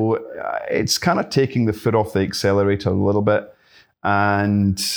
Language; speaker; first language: English; native; English